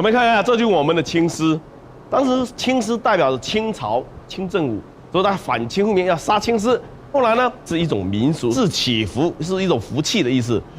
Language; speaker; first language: Chinese; native; Chinese